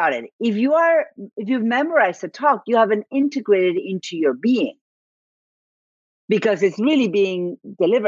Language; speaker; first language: English; non-native, fluent; Spanish